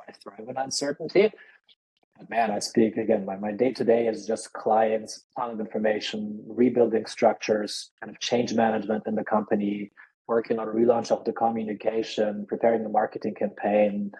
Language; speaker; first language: English; non-native, fluent; Lithuanian